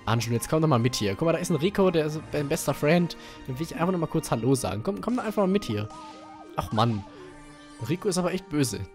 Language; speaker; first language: German; native; German